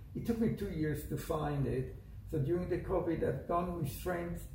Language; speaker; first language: English; non-native, fluent; Hebrew